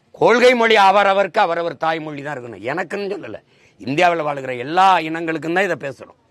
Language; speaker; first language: Tamil; native; Tamil